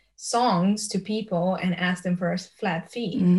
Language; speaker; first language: English; early bilingual, other home language; Slovenian